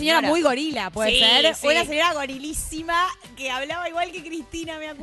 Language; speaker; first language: Spanish; native; Spanish